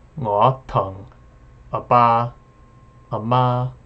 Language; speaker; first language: Cantonese; non-native, learner; English